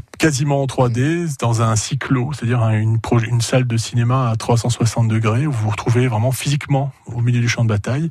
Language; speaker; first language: French; native; French